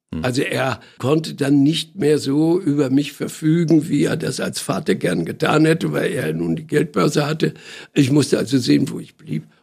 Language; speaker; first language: German; native; German